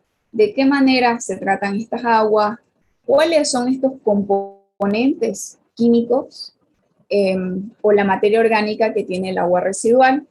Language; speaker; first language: Spanish; native; Spanish